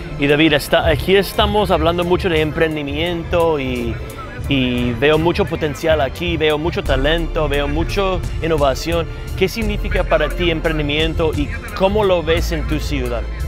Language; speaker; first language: Spanish; non-native, fluent; English